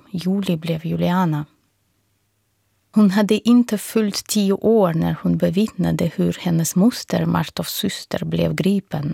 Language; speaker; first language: Swedish; non-native, fluent; Russian